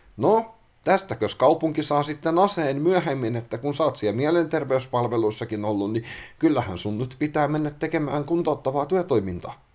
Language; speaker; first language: Finnish; native; Finnish